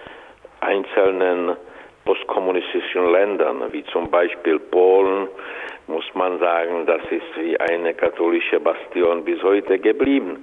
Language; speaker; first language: German; non-native, fluent; Czech